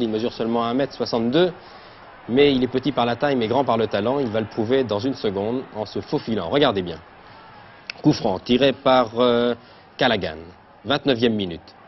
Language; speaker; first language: French; native; French